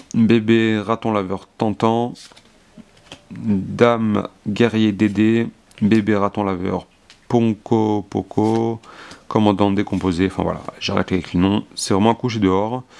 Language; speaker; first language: French; native; French